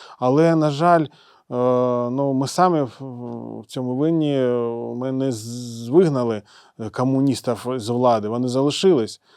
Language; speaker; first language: Ukrainian; non-native, local second language; Russian